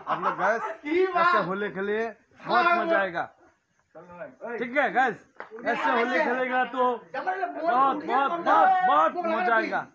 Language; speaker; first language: Hindi; non-native, local second language; Bangla